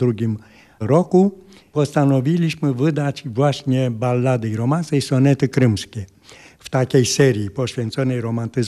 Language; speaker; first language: Polish; non-native, fluent; Romanian